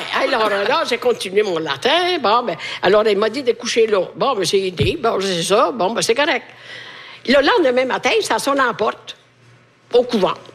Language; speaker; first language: French; non-native, fluent; Italian